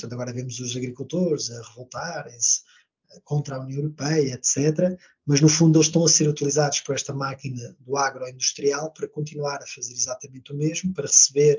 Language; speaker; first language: Portuguese; native; Portuguese